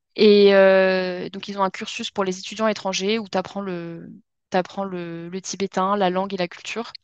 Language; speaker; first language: French; native; French